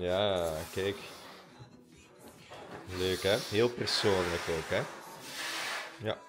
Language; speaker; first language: Dutch; native; Dutch